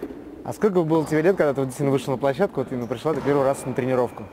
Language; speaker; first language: Russian; native; Russian